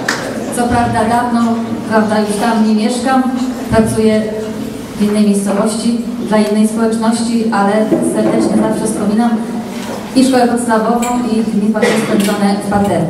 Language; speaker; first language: Polish; native; Polish